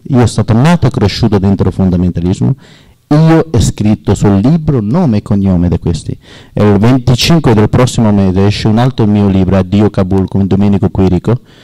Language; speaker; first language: Italian; non-native, learner; Persian